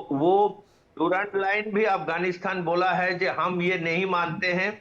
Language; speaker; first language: Hindi; non-native, local second language; Bangla